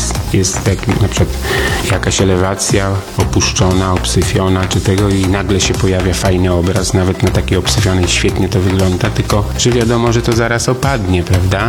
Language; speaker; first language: Polish; native; Polish